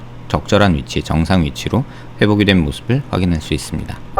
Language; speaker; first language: Korean; native; Korean